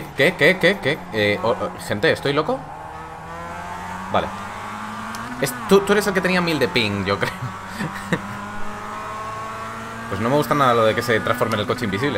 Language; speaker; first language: Spanish; native; Spanish